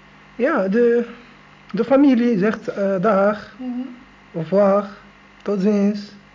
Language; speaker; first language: Dutch; non-native, learner; Arabic